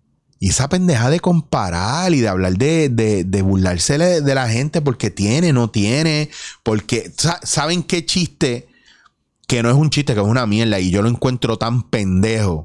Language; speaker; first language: Spanish; native; Spanish